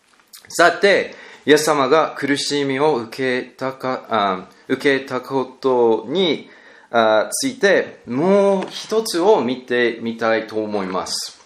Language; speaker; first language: Japanese; non-native, learner; English